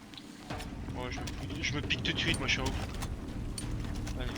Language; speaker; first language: French; native; French